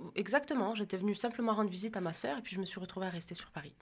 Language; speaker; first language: French; native; French